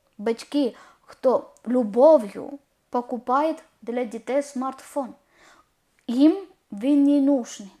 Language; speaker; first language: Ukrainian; non-native, learner; Malayalam